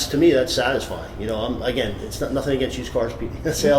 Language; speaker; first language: English; native; English